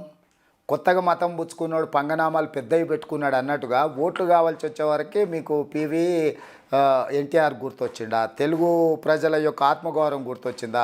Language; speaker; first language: Telugu; native; Telugu